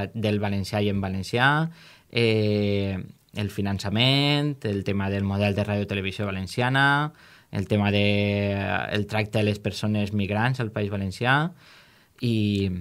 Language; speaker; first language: Catalan; native; Catalan